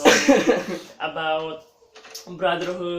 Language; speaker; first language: English; non-native, fluent; Indonesian